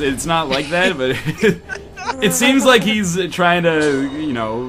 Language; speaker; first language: English; native; English